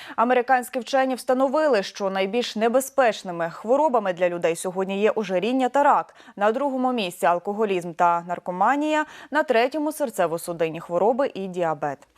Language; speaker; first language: Ukrainian; native; Ukrainian